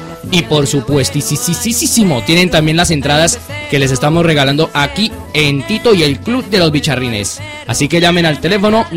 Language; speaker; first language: Spanish; native; Spanish